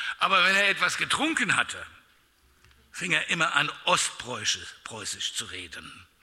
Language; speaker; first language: German; native; German